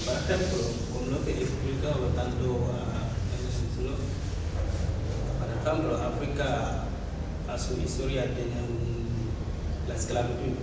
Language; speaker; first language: Spanish; non-native, learner; Wolof